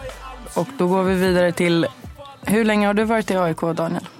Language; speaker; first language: Swedish; native; Swedish